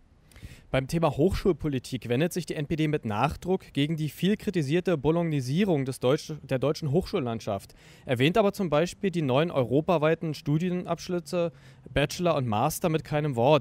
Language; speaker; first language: German; native; German